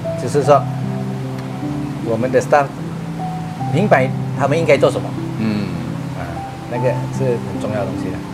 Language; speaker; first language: Chinese; non-native, local second language; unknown